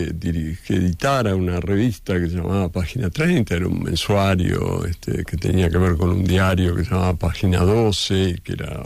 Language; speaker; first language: Spanish; native; Spanish